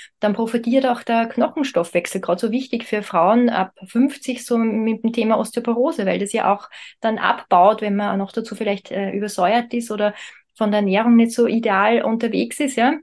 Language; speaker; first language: German; native; German